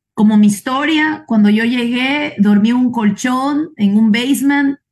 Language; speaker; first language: Spanish; native; Spanish